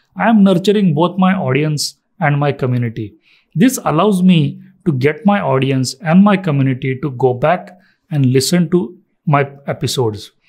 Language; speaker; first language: English; non-native, local second language; Marathi